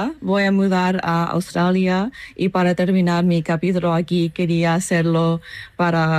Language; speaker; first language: Spanish; non-native, learner; English